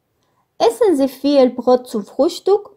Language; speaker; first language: German; non-native, fluent; Armenian